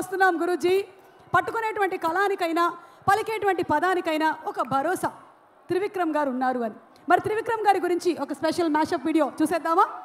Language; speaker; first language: Telugu; native; Telugu